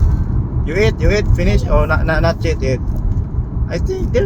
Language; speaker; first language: English; non-native, learner; Nepali